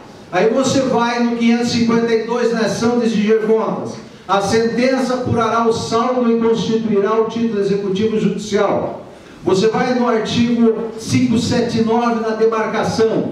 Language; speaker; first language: Portuguese; native; Portuguese